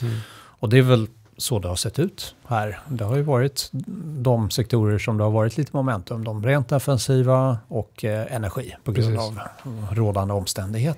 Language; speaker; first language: Swedish; native; Swedish